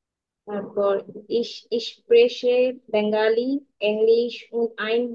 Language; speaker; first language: German; non-native, learner; Bangla